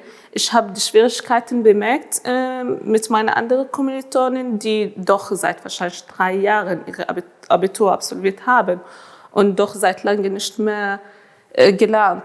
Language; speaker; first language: German; non-native, fluent; Arabic